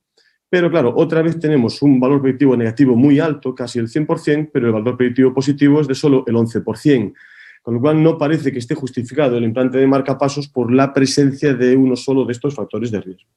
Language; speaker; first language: Spanish; native; Spanish